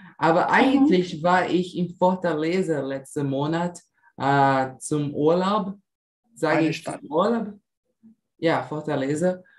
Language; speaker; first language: German; non-native, learner; Portuguese